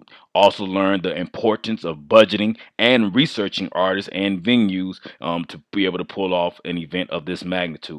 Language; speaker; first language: English; native; English